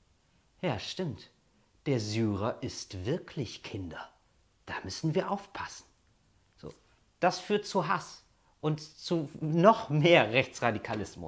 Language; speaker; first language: German; native; German